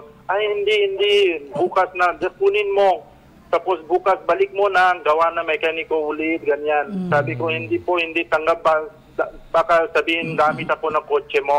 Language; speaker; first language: Filipino; non-native, learner; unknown